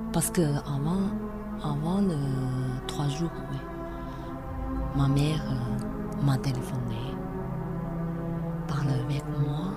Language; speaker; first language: French; non-native, learner; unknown